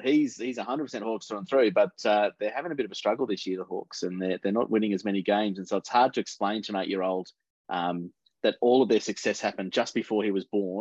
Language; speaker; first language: English; native; English